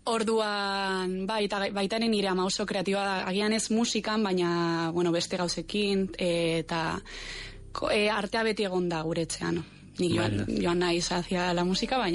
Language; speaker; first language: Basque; non-native, local second language; Spanish